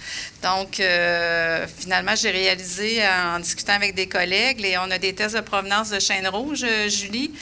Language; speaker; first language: French; native; French